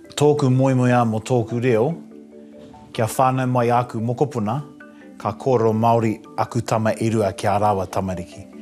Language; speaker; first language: Māori; non-native, local second language; English